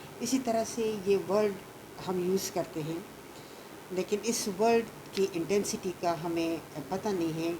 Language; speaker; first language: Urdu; non-native, local second language; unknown